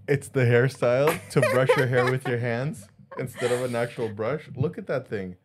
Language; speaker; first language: English; early bilingual, other home language; Spanish